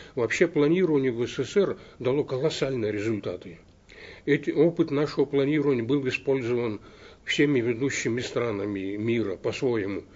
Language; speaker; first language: Russian; native; Russian